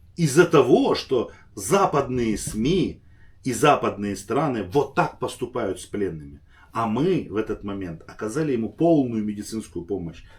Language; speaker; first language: Russian; native; Russian